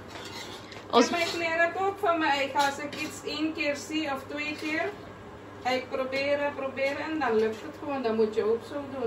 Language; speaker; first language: Dutch; non-native, local second language; Caribbean Hindustani